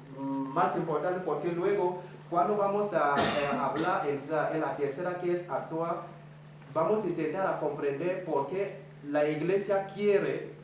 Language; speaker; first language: Spanish; non-native, fluent; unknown